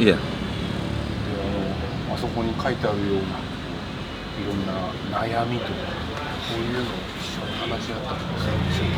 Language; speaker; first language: Japanese; native; Japanese